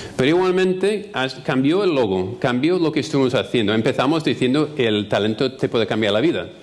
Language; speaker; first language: Spanish; non-native, fluent; English